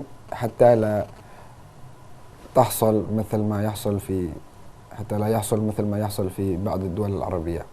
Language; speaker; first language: Arabic; non-native, fluent; Indonesian